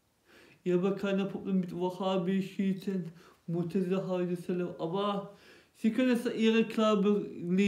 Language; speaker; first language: German; non-native, local second language; Turkish